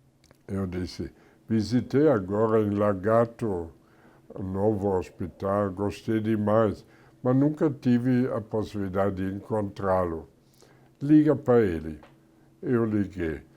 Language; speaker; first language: Portuguese; non-native, fluent; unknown